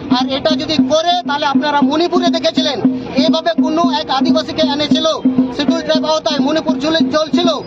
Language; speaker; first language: Bangla; non-native, local second language; Santali